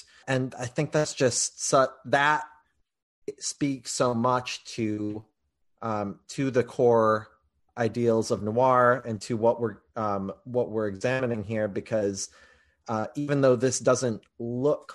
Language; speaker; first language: English; native; English